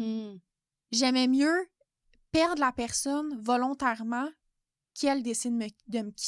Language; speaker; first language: French; native; French